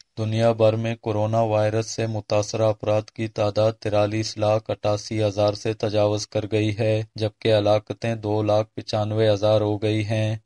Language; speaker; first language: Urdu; non-native, local second language; Baluchi